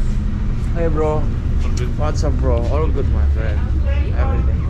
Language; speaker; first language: English; non-native, learner; Javanese